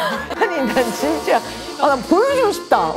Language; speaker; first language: Korean; native; Korean